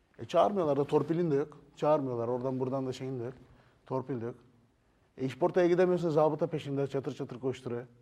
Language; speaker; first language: Turkish; native; Turkish